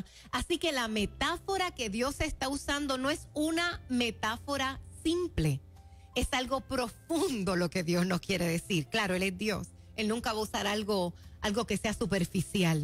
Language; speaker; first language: Spanish; native; Spanish